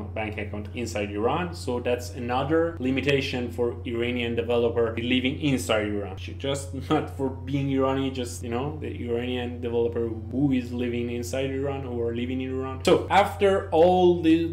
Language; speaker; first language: English; non-native, learner; Persian